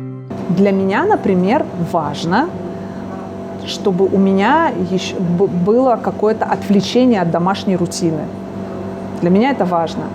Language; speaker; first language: Russian; non-native, local second language; Tajik